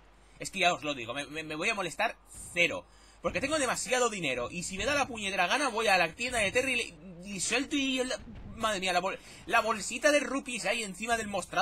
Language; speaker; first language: Spanish; native; Spanish